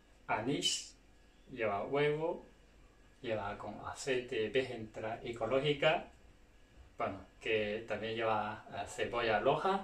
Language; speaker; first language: Spanish; non-native, learner; Chinese